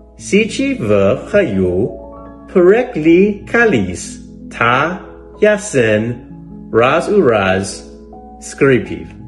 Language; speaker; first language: Ukrainian; non-native, learner; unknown